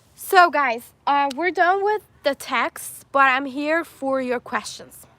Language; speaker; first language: English; non-native, fluent; Persian